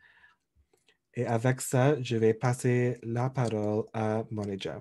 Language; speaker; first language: French; non-native, local second language; English